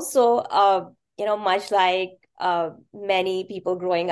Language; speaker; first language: English; non-native, local second language; Urdu